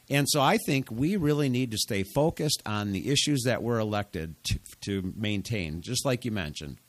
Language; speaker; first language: English; native; English